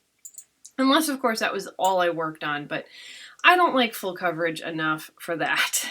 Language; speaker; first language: English; native; English